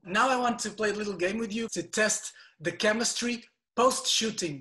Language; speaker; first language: English; non-native, fluent; Portuguese